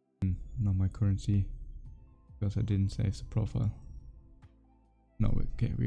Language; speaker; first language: English; non-native, fluent; German